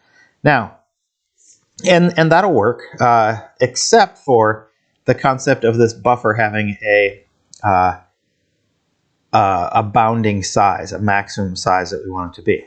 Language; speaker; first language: English; native; English